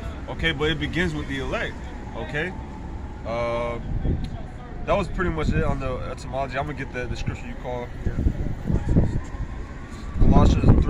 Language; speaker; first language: English; native; English